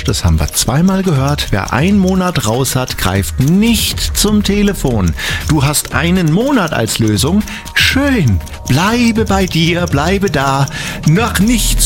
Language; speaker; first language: German; native; German